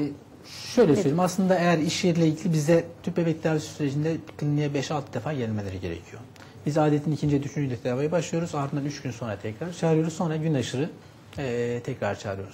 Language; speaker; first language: Turkish; native; Turkish